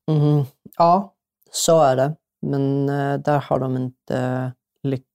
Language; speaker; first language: Swedish; non-native, fluent; Arabic